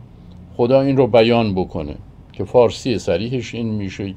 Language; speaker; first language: Persian; native; Persian